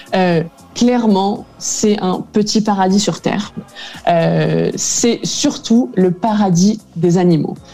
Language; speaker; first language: French; native; French